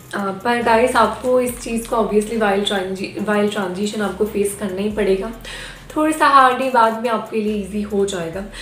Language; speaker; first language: Hindi; non-native, local second language; Bangla